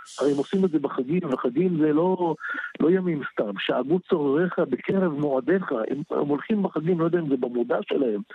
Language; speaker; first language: Hebrew; native; Hebrew